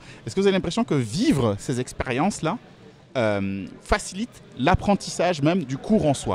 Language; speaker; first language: French; native; French